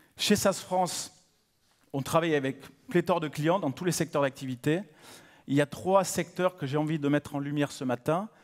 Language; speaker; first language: French; native; French